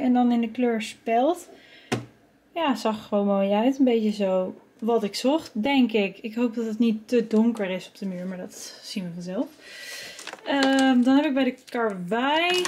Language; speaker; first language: Dutch; native; Dutch